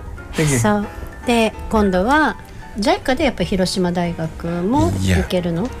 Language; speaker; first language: Japanese; native; Japanese